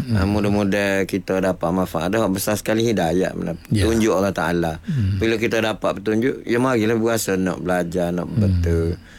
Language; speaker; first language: Malay; native; Malay